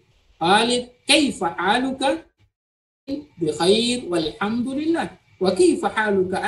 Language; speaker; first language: Arabic; non-native, fluent; Indonesian